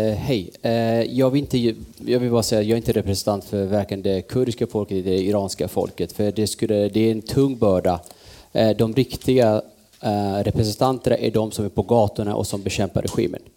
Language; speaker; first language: Swedish; non-native, fluent; Kurdish